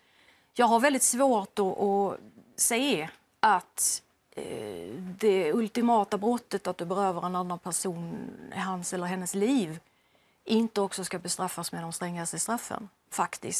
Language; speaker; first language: Swedish; native; Swedish